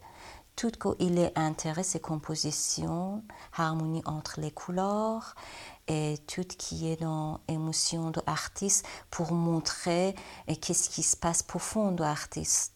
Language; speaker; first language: French; non-native, learner; Persian